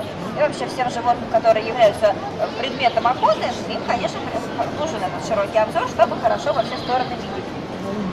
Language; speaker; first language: Russian; native; Russian